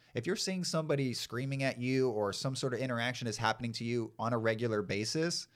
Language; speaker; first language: English; native; English